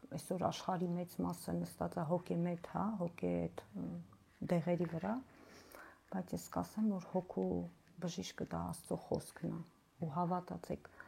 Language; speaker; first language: Armenian; native; Armenian